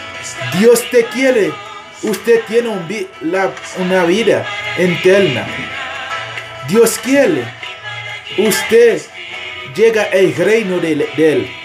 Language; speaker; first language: Spanish; non-native, learner; Haitian Creole